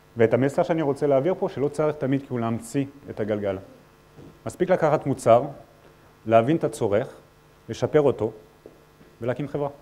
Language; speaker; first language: Hebrew; non-native, fluent; French